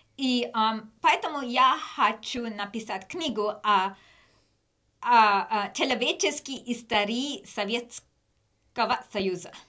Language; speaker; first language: Russian; non-native, learner; English